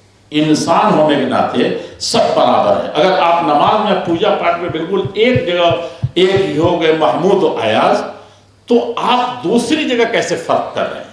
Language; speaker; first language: Urdu; native; Urdu